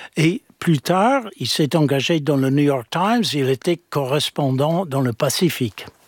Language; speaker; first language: French; non-native, fluent; English